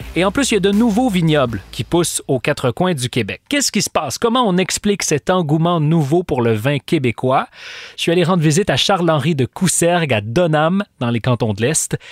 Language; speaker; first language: French; native; French